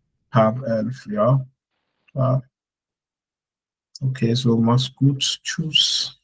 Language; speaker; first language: German; non-native, fluent; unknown